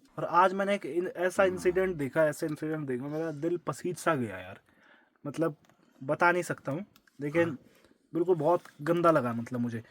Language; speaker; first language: Hindi; native; Hindi